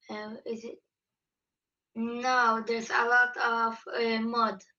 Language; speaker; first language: English; non-native, fluent; Polish